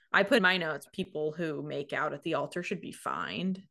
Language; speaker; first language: English; native; English